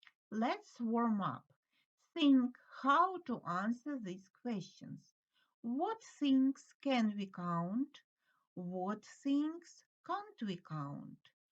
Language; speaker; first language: English; non-native, fluent; Ukrainian